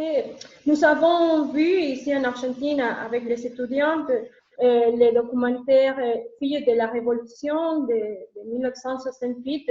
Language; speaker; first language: French; non-native, learner; Spanish